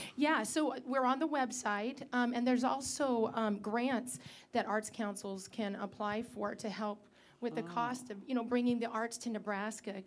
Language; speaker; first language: English; native; English